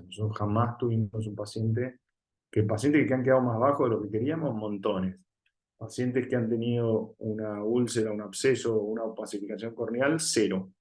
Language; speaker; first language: Spanish; native; Spanish